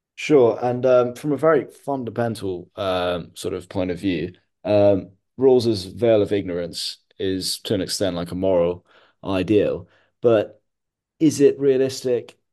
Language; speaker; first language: English; non-native, local second language; Hindi